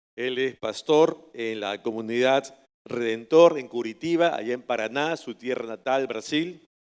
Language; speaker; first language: Spanish; native; Spanish